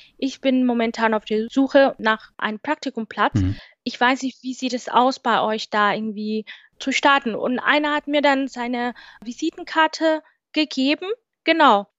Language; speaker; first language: German; non-native, fluent; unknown